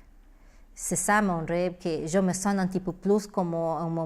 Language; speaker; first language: French; non-native, learner; Spanish